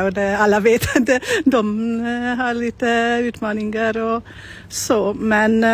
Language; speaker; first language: Swedish; non-native, learner; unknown